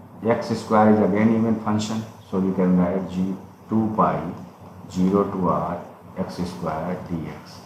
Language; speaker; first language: English; non-native, local second language; Hindi